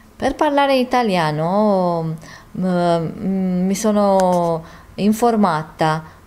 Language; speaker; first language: Italian; non-native, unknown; Romanian